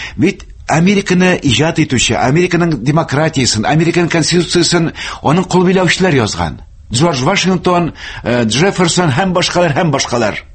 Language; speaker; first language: Tatar; native; Tatar